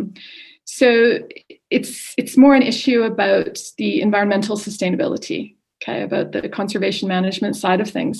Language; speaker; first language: English; native; English